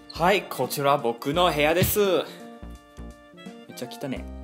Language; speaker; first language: Japanese; non-native, fluent; English